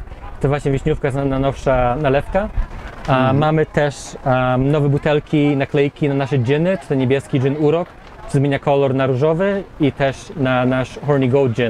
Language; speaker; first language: Polish; early bilingual, heritage; Polish